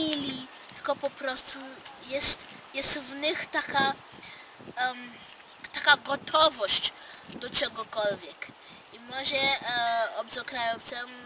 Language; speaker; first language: Polish; non-native, fluent; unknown